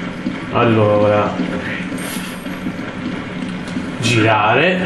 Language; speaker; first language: Italian; native; Italian